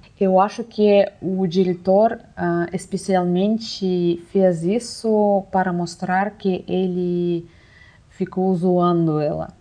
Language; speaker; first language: Portuguese; non-native, fluent; Russian